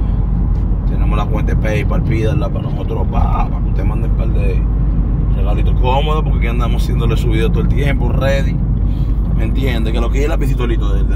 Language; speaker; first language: Spanish; native; Spanish